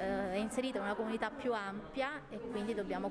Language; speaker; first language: Italian; native; Italian